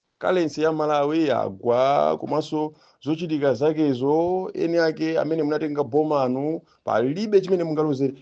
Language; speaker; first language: Nyanja; non-native, local second language; Tumbuka